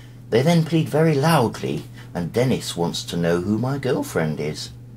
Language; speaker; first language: English; native; English